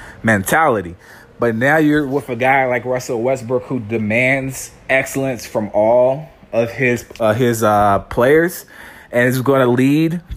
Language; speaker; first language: English; native; English